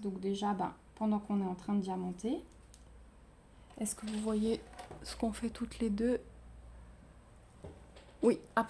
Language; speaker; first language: French; native; French